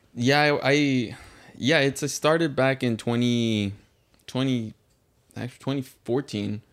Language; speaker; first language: English; native; English